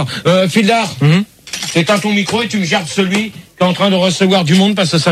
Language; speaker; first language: French; native; French